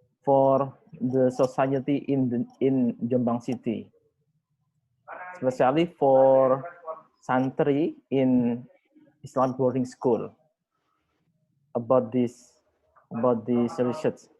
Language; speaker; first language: English; non-native, learner; Indonesian